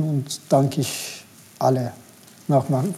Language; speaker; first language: German; non-native, fluent; Turkish